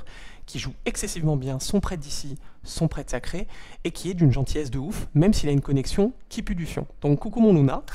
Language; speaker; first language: French; native; French